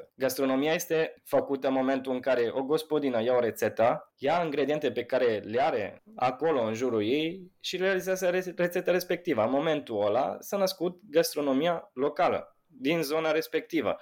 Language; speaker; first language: Romanian; non-native, fluent; Italian